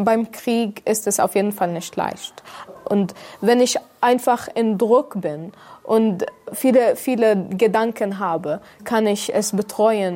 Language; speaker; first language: German; non-native, fluent; Arabic